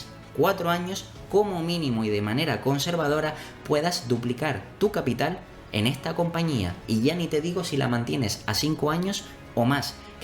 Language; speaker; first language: Spanish; native; Spanish